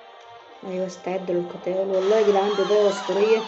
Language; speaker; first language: Arabic; native; Arabic